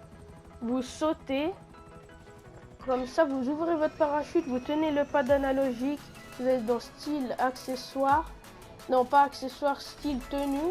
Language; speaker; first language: French; native; French